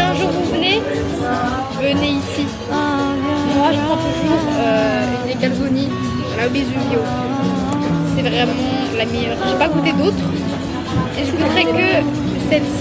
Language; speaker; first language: French; native; French